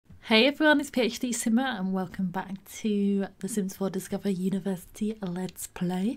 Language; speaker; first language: English; native; English